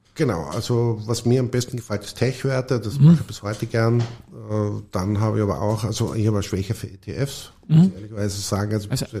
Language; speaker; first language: German; native; German